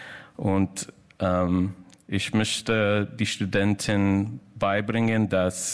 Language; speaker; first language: German; non-native, fluent; English